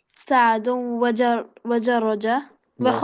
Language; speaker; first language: Arabic; non-native, learner; Albanian